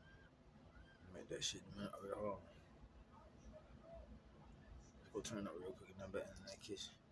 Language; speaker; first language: English; native; English